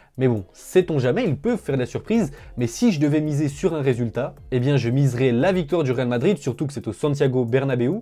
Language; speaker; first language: French; native; French